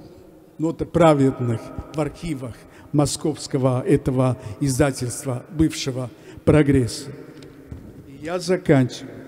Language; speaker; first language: Russian; non-native, fluent; Spanish